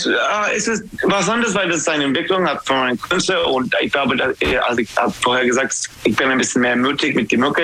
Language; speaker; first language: German; non-native, fluent; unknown